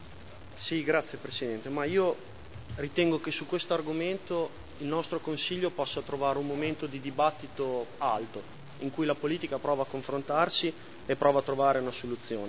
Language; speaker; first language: Italian; native; Italian